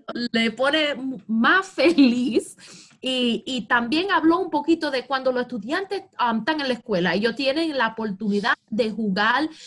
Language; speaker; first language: Spanish; early bilingual, heritage; Spanish